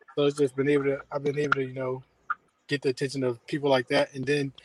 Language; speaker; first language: English; native; English